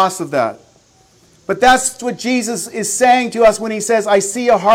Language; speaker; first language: English; native; English